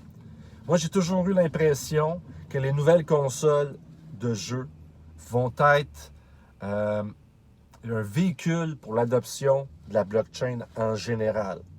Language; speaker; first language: French; native; French